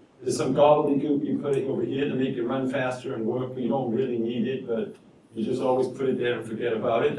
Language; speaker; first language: English; native; English